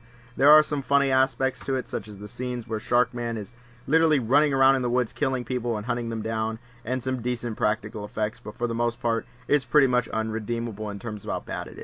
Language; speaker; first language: English; native; English